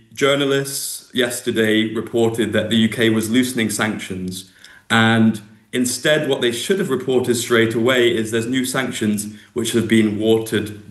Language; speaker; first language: English; native; English